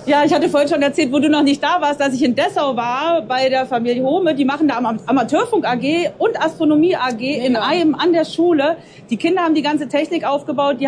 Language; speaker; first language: German; native; German